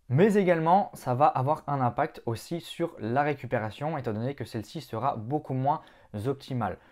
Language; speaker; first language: French; native; French